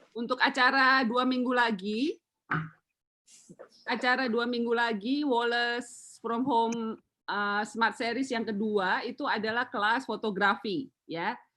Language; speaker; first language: Indonesian; native; Indonesian